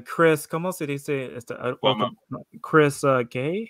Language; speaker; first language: Spanish; non-native, learner; English